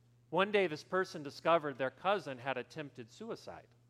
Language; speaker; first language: English; native; English